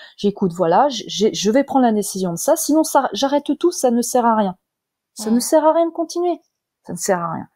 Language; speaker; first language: French; native; French